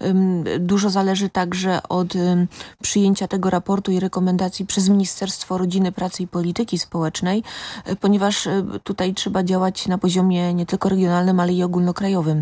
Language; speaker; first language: Polish; native; Polish